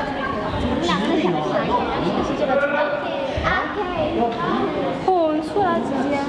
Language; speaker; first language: Chinese; early bilingual, heritage; Chinese